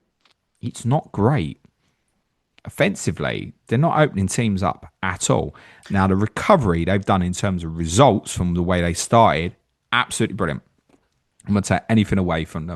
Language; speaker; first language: English; native; English